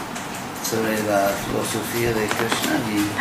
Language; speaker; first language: Spanish; non-native, fluent; English